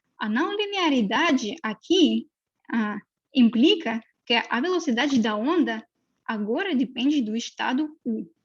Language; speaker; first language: Portuguese; non-native, fluent; Russian